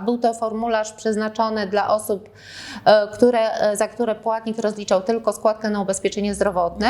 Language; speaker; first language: Polish; native; Polish